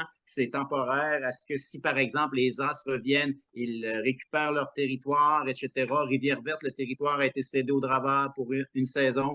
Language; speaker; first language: French; native; French